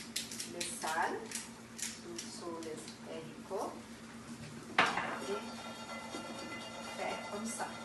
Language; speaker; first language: French; non-native, learner; Portuguese